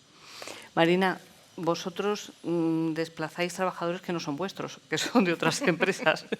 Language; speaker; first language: Spanish; native; Spanish